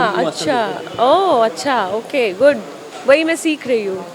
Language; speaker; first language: Hindi; non-native, local second language; Bangla